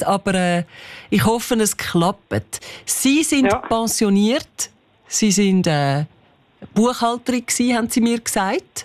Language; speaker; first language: German; native; German